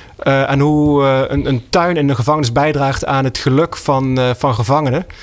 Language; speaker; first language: Dutch; native; Dutch